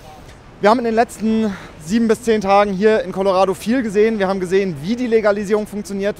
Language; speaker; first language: German; native; German